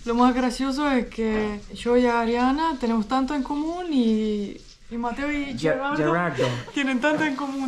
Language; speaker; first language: Spanish; native; Spanish